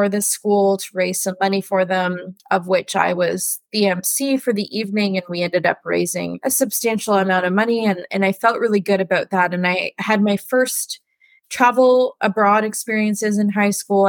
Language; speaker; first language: English; native; English